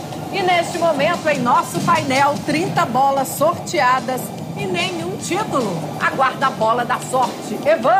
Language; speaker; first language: Portuguese; native; Portuguese